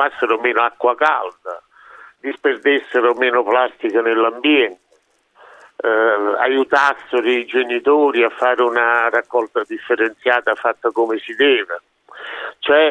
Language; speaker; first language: Italian; native; Italian